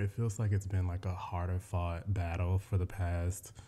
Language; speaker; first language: English; native; English